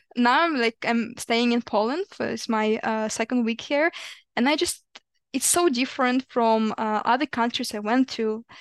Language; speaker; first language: English; non-native, fluent; Ukrainian